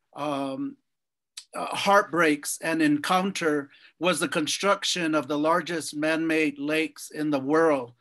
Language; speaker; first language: English; native; English